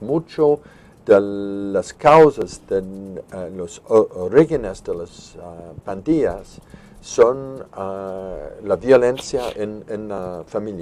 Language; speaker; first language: Spanish; non-native, fluent; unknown